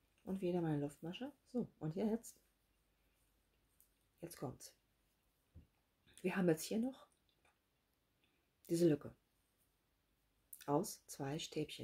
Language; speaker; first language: German; native; German